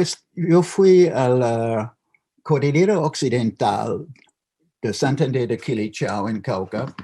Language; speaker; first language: Spanish; non-native, fluent; English